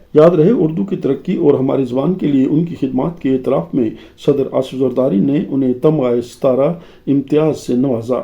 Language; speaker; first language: Urdu; native; Urdu